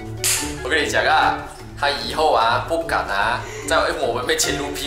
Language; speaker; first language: Chinese; native; Chinese